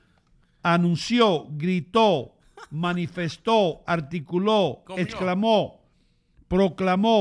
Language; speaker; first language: Spanish; native; Spanish